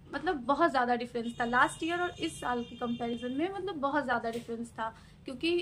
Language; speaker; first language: Hindi; native; Hindi